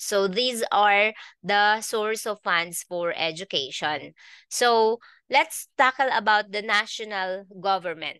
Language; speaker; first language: English; non-native, local second language; Filipino